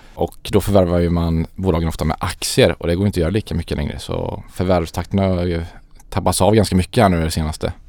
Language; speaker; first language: Swedish; native; Swedish